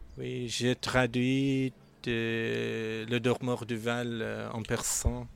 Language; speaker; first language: French; non-native, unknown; Persian